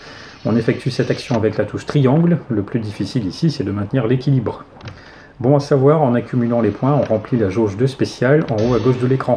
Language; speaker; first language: French; native; French